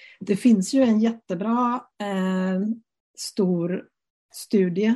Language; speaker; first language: Swedish; native; Swedish